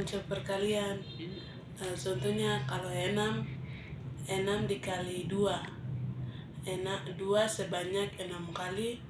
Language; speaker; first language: Indonesian; non-native, local second language; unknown